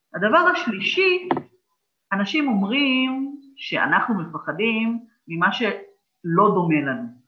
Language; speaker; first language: Hebrew; native; Hebrew